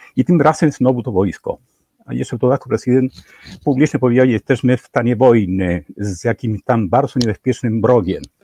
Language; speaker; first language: Polish; non-native, fluent; Spanish